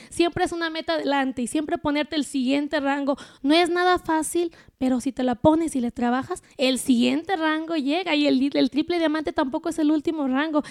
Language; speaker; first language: Spanish; native; Spanish